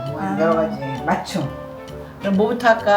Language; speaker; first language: Korean; native; Korean